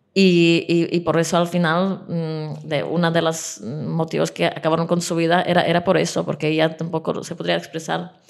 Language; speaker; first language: Spanish; non-native, fluent; Czech